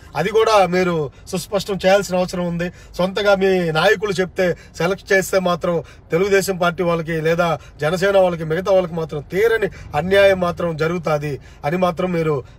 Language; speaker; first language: Telugu; native; Telugu